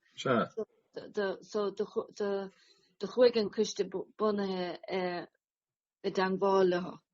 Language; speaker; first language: Irish; native; Irish